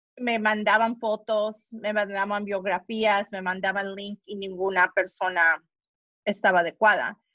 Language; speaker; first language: Spanish; early bilingual, heritage; Spanish